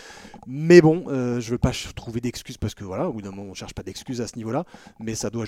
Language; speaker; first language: French; native; French